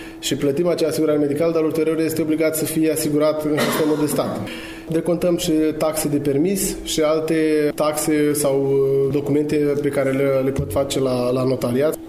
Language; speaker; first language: Romanian; native; Romanian